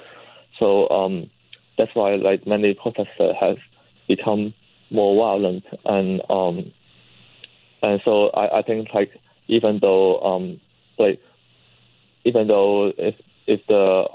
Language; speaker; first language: English; non-native, local second language; Cantonese